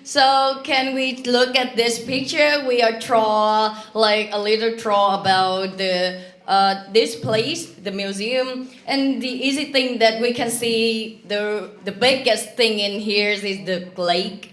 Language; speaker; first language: English; non-native, learner; Vietnamese